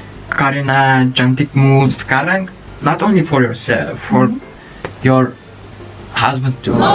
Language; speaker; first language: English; non-native, learner; Turkish